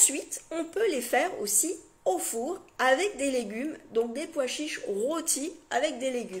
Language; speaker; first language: French; native; French